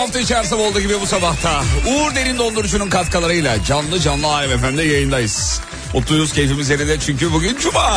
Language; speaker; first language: Turkish; native; Turkish